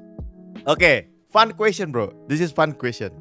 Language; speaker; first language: English; non-native, fluent; Indonesian